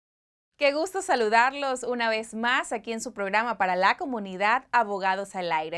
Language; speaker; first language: Spanish; native; Spanish